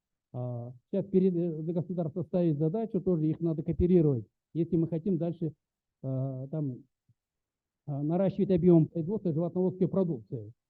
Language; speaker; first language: Russian; native; Russian